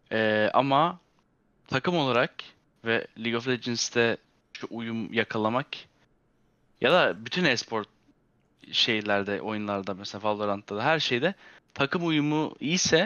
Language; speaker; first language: Turkish; early bilingual, heritage; Turkish